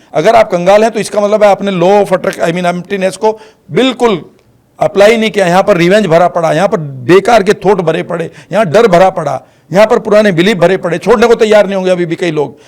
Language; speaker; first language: Hindi; native; Hindi